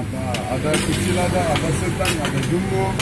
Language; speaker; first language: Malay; non-native, fluent; Turkish